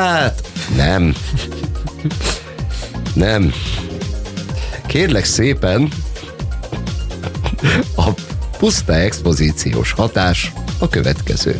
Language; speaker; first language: Hungarian; native; Hungarian